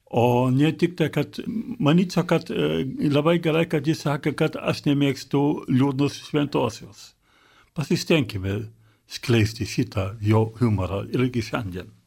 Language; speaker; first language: Lithuanian; non-native, fluent; German